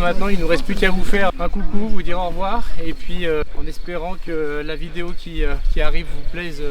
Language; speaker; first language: French; native; French